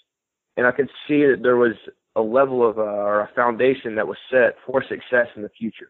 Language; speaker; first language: English; native; English